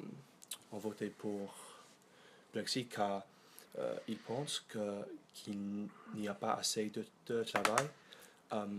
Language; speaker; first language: French; non-native, learner; English